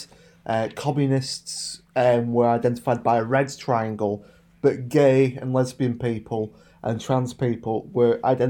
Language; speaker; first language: English; native; English